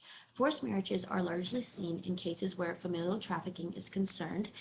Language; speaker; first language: English; native; English